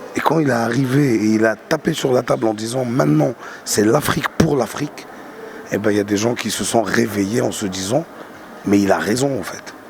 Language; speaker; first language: French; non-native, local second language; Arabic